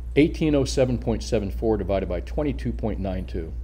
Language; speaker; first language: English; native; English